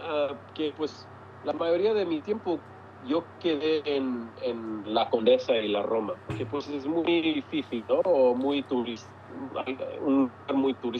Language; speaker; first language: Spanish; early bilingual, heritage; English